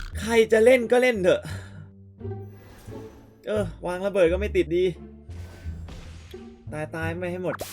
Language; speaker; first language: Thai; native; Thai